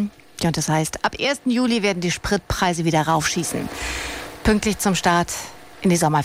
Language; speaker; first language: German; native; German